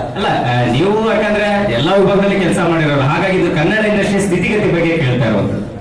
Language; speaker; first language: Kannada; native; Kannada